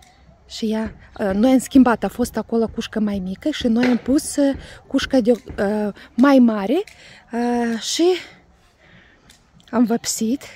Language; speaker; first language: Romanian; non-native, learner; Russian